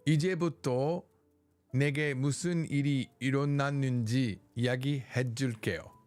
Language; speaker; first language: Korean; non-native, learner; English